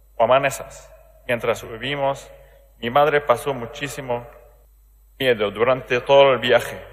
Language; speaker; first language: Spanish; non-native, learner; Arabic